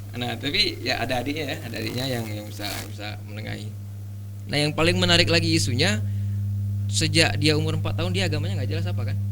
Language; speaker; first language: Indonesian; native; Indonesian